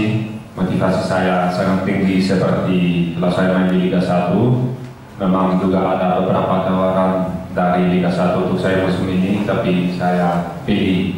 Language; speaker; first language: Indonesian; non-native, fluent; Dutch